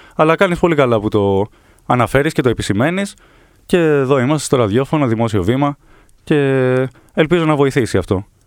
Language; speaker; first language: Greek; native; Greek